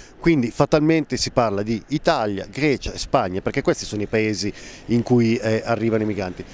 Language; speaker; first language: Italian; native; Italian